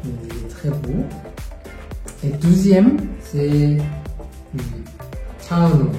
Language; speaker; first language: French; non-native, fluent; Korean